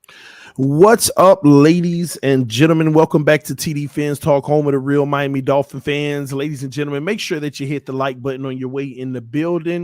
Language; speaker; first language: English; native; English